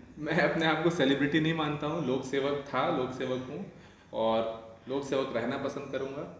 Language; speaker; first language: Hindi; non-native, local second language; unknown